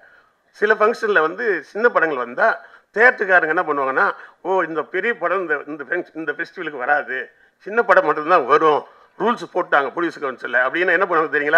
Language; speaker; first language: Tamil; native; Tamil